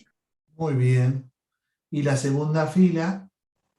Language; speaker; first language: Spanish; native; Spanish